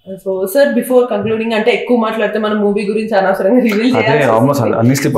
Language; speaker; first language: Telugu; native; Telugu